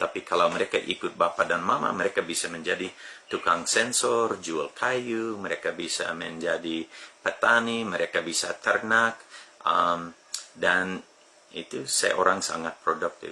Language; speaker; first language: Indonesian; non-native, fluent; English